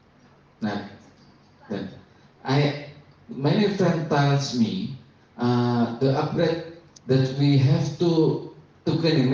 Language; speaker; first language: English; non-native, learner; Indonesian